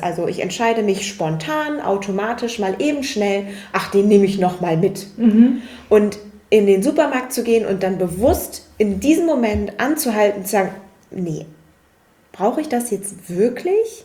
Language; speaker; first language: German; native; German